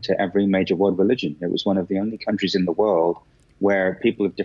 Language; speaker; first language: English; native; English